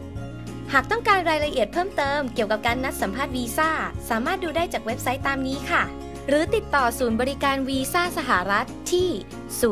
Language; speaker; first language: Thai; native; Thai